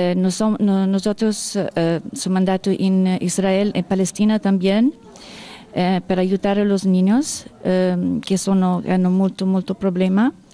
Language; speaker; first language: Spanish; non-native, learner; Italian